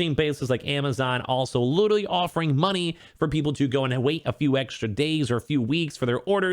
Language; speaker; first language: English; native; English